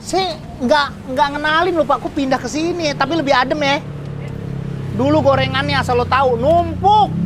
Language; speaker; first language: Indonesian; native; Indonesian